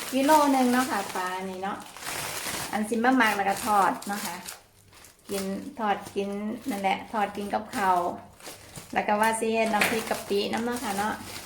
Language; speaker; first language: Thai; native; Thai